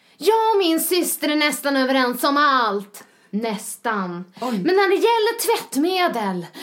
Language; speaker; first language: Swedish; native; Swedish